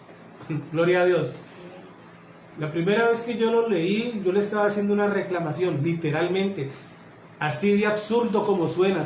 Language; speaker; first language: Spanish; native; Spanish